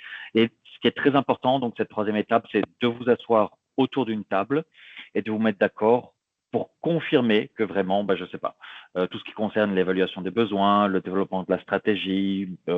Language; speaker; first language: French; native; French